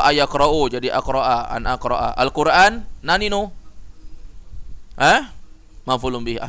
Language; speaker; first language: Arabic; non-native, fluent; Indonesian